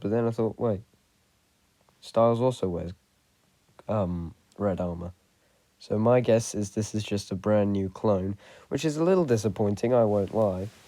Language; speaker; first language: English; native; English